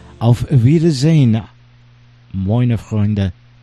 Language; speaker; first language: German; non-native, learner; English